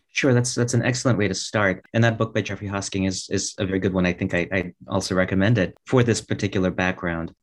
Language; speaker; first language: English; early bilingual, other home language; Russian